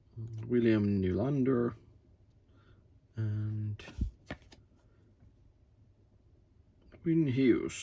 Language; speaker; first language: English; non-native, learner; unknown